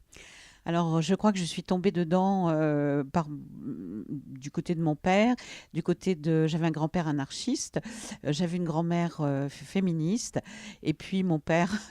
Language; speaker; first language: French; native; French